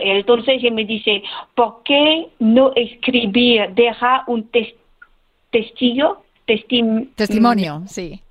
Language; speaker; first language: Spanish; non-native, learner; Khmer